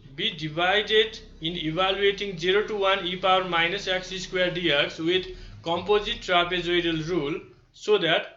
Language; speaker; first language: English; non-native, local second language; Nepali